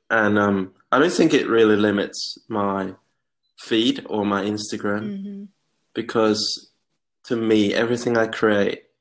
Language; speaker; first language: English; non-native, local second language; Cantonese